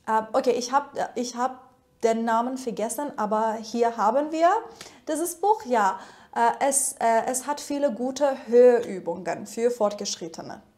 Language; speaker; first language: German; non-native, fluent; Persian